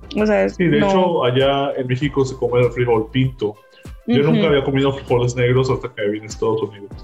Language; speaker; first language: Spanish; native; Spanish